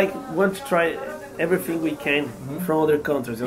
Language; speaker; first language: English; non-native, fluent; Portuguese